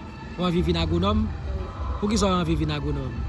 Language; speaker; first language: French; non-native, local second language; Haitian Creole